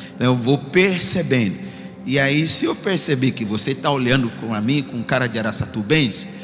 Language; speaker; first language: Portuguese; non-native, fluent; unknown